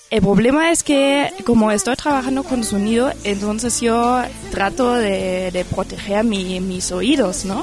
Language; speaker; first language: Spanish; non-native, fluent; German